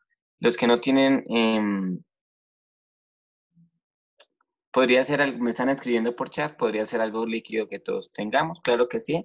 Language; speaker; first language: Spanish; native; Spanish